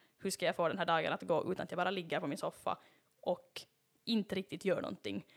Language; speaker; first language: Swedish; native; Swedish